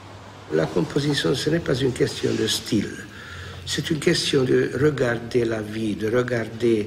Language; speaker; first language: French; non-native, fluent; Hungarian